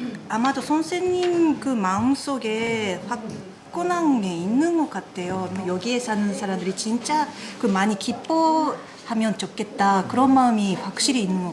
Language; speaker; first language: Korean; non-native, fluent; Japanese